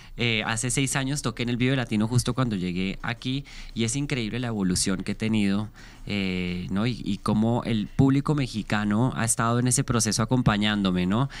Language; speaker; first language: Spanish; native; Spanish